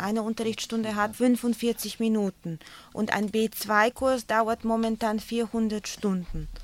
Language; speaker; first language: German; non-native, fluent; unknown